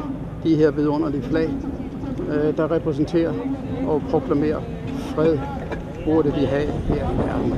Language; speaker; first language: Danish; native; Danish